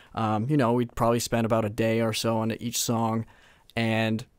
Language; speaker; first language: English; native; English